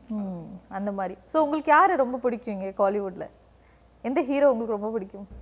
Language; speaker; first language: Tamil; native; Tamil